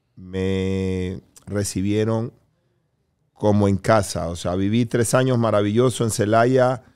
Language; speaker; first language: Spanish; native; Spanish